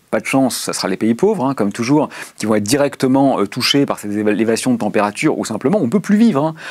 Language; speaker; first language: French; native; French